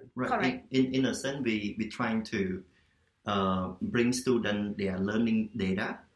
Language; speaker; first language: English; non-native, fluent; Khmer